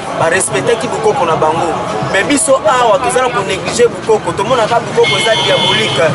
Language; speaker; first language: Lingala; non-native, local second language; Kongo